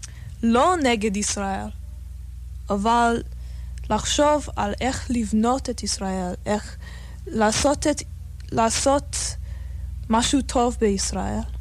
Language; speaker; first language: Hebrew; non-native, fluent; English